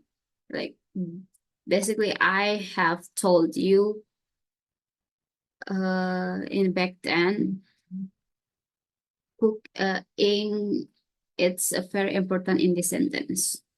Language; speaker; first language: English; non-native, learner; Indonesian